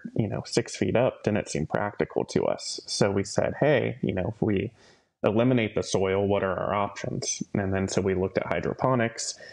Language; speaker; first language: English; native; English